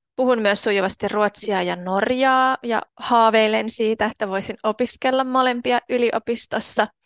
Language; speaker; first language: Finnish; non-native, fluent; Russian